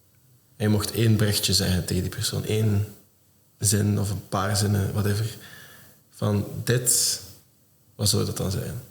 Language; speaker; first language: Dutch; native; Dutch